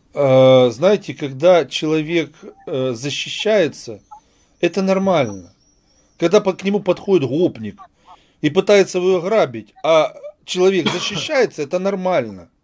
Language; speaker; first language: Russian; native; Russian